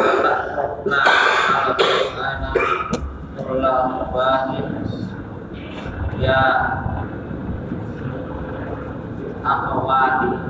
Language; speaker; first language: Arabic; non-native, learner; Indonesian